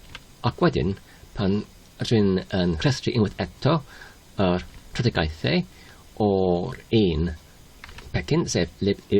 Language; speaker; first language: Welsh; non-native, learner; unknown